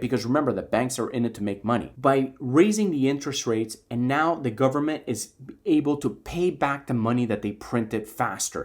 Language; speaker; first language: English; native; English